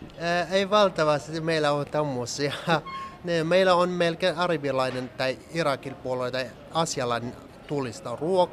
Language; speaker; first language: Finnish; non-native, learner; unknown